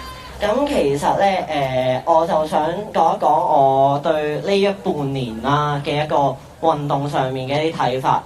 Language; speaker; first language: Cantonese; native; Cantonese